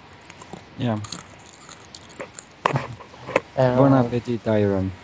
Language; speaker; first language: English; non-native, learner; Romanian